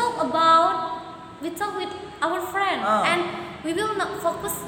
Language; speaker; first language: English; non-native, learner; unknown